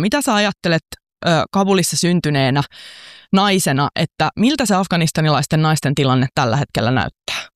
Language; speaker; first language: Finnish; native; Finnish